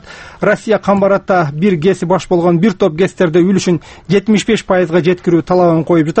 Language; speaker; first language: Kyrgyz; native; Kyrgyz